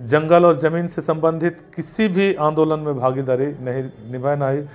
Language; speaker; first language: Hindi; native; Hindi